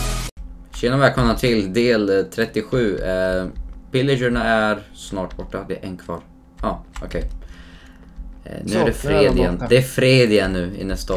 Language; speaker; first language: Swedish; native; Swedish